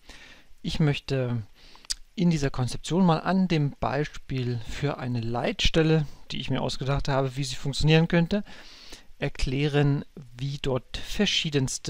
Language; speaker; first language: German; native; German